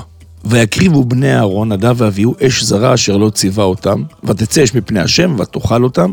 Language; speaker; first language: Hebrew; native; Hebrew